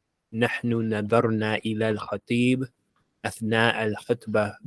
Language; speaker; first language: Arabic; non-native, learner; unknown